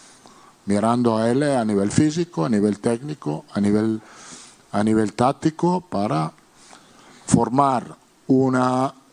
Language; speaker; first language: Portuguese; non-native, learner; Spanish